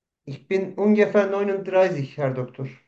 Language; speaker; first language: German; non-native, learner; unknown